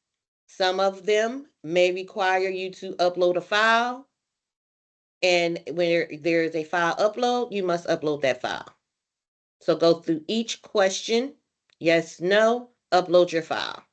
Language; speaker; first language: English; native; English